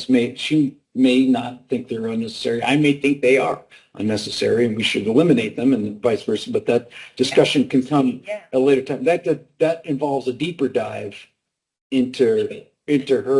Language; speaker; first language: English; native; English